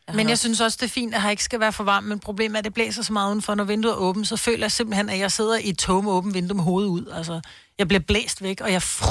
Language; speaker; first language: Danish; native; Danish